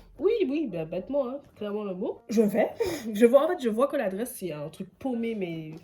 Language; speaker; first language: French; native; French